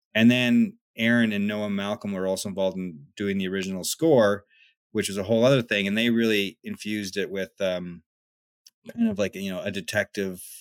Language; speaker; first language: English; native; English